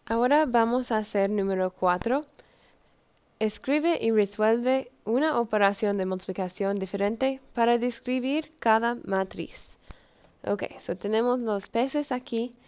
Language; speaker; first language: Spanish; early bilingual, heritage; Spanish